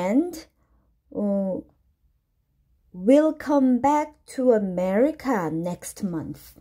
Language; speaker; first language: English; non-native, fluent; Korean